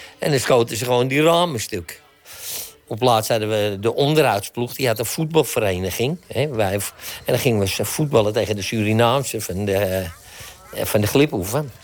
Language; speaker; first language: Dutch; native; Dutch